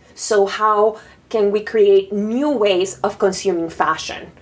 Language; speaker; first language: English; non-native, fluent; Spanish